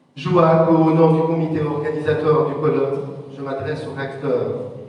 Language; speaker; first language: French; non-native, local second language; Arabic